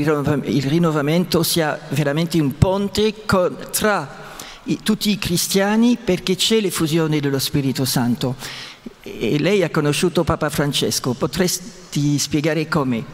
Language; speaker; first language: Italian; non-native, fluent; French